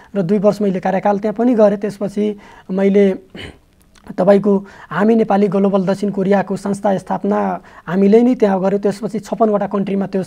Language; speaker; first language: Nepali; non-native, local second language; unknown